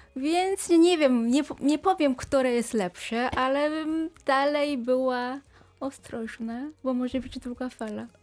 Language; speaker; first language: Polish; non-native, fluent; Korean